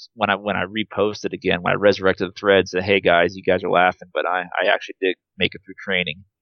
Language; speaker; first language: English; native; English